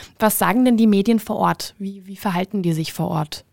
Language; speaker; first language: German; native; German